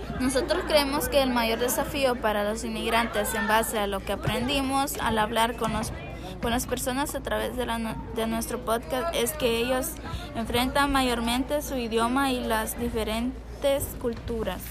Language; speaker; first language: Spanish; early bilingual, heritage; Spanish